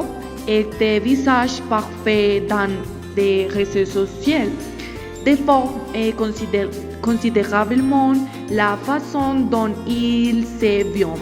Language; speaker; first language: French; non-native, learner; Spanish